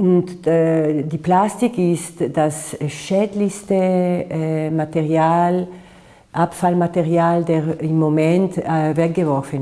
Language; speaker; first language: German; non-native, fluent; Italian